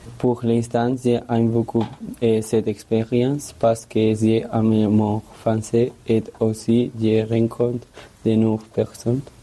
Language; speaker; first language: French; non-native, learner; Spanish